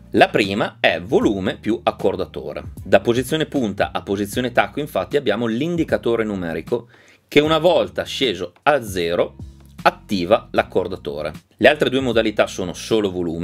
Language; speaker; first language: Italian; native; Italian